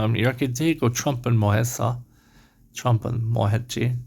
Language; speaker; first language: Korean; non-native, learner; English